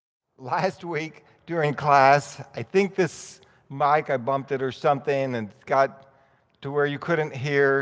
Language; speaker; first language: English; native; English